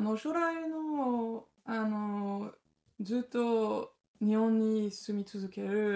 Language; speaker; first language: Japanese; non-native, learner; French